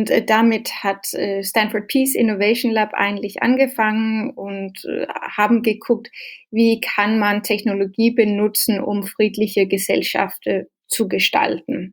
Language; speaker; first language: German; non-native, fluent; Danish